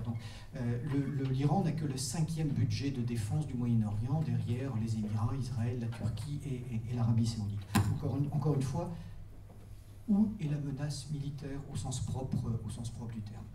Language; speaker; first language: French; native; French